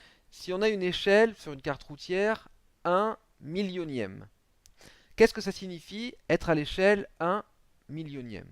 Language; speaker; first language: French; native; French